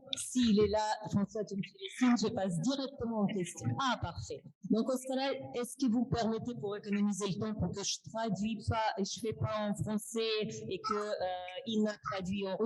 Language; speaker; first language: French; non-native, fluent; Russian